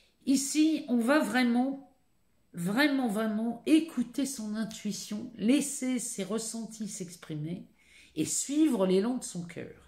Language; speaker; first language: French; native; French